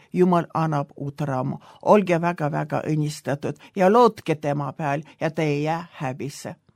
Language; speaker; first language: Estonian; non-native, local second language; Russian